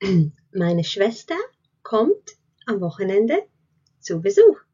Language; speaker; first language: German; non-native, fluent; Latvian